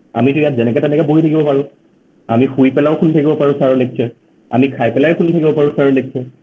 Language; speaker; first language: Assamese; native; Assamese